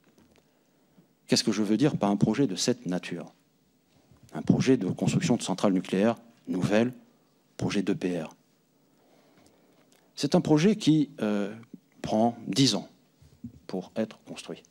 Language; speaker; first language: French; native; French